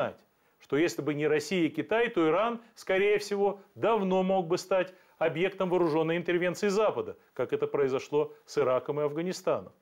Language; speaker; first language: Russian; native; Russian